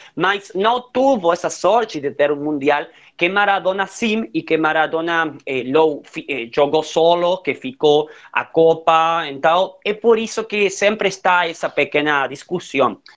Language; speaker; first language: Portuguese; non-native, learner; Spanish